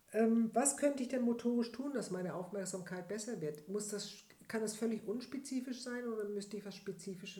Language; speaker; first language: German; native; German